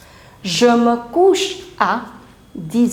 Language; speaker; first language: French; non-native, fluent; Hindi